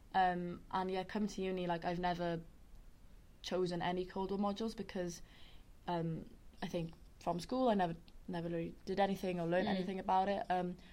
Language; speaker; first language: English; native; English